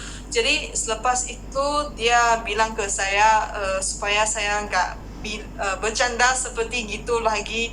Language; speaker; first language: Indonesian; non-native, fluent; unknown